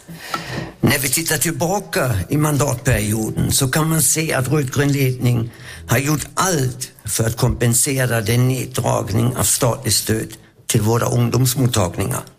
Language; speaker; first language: Swedish; non-native, fluent; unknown